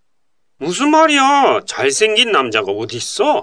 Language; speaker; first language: Korean; non-native, fluent; Japanese